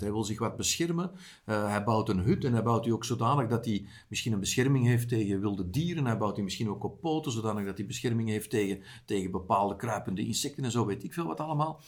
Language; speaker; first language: Dutch; native; Dutch